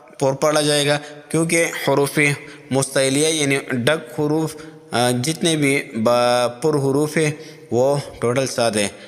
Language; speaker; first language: Urdu; non-native, local second language; Pashto